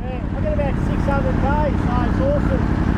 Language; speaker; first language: English; native; English